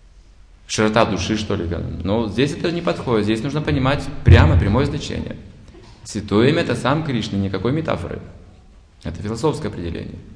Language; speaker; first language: Russian; native; Russian